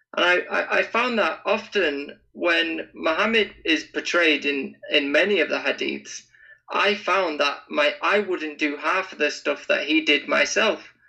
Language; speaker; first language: English; native; English